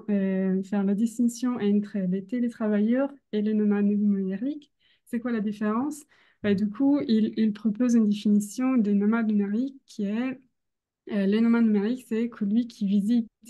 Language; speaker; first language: French; non-native, fluent; Italian